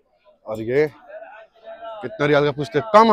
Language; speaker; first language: Hindi; native; Hindi